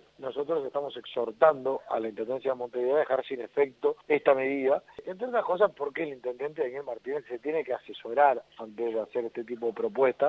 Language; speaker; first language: Spanish; native; Spanish